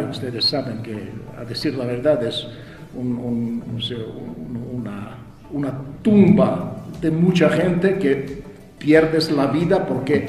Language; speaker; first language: Spanish; non-native, fluent; Russian